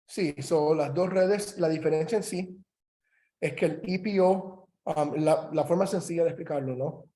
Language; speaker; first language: Spanish; early bilingual, heritage; Spanish